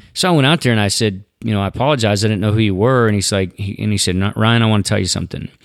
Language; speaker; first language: English; native; English